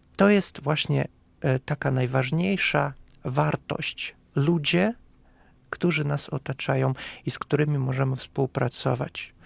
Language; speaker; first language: Polish; non-native, fluent; Russian